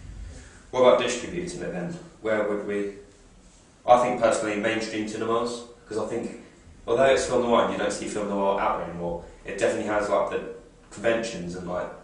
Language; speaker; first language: English; native; English